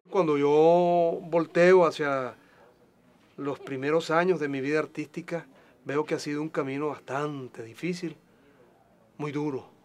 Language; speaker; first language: Spanish; native; Spanish